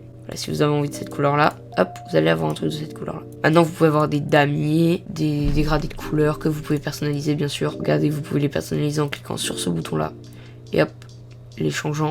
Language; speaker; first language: French; native; French